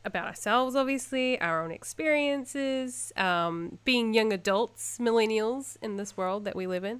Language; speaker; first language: English; native; English